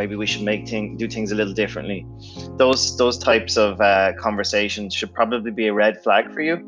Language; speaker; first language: English; native; English